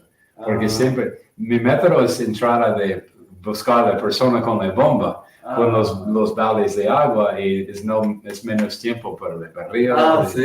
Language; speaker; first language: Spanish; non-native, learner; English